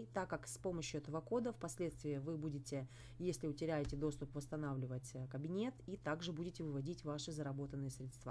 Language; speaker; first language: Russian; native; Russian